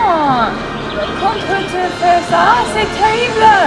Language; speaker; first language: French; non-native, learner; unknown